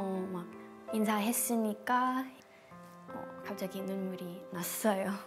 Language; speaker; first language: Korean; non-native, learner; Thai